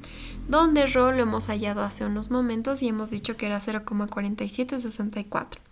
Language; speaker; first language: Spanish; native; Spanish